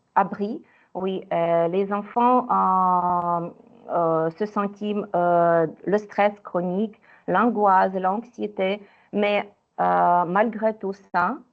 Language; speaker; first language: French; non-native, fluent; Ukrainian